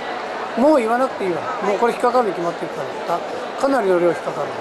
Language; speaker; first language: Japanese; native; Japanese